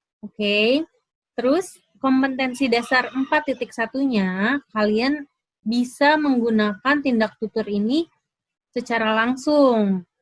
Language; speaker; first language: Indonesian; native; Indonesian